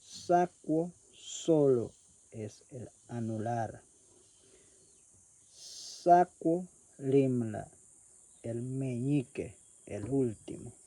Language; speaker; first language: Spanish; non-native, local second language; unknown